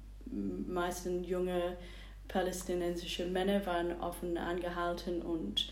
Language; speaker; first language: German; non-native, fluent; English